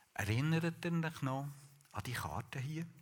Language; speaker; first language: German; native; German